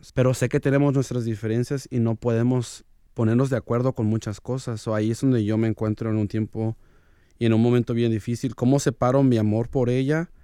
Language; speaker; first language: Spanish; early bilingual, heritage; Spanish